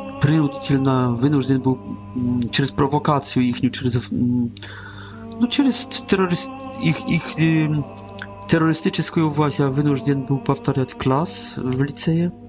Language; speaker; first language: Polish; non-native, learner; Russian